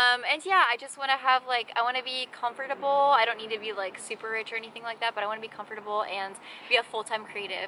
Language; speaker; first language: English; native; English